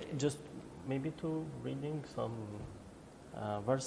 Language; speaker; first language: English; non-native, learner; Albanian